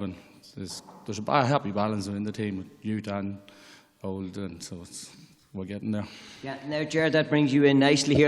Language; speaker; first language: English; native; English